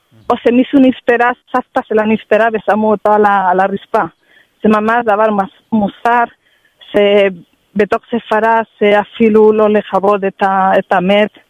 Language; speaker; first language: Hebrew; non-native, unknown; Spanish